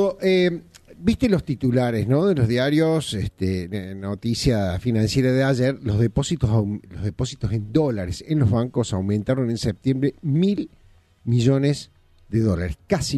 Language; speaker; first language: Spanish; native; Spanish